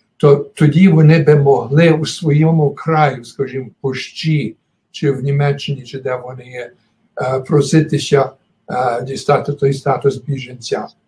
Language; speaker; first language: Ukrainian; early bilingual, heritage; Ukrainian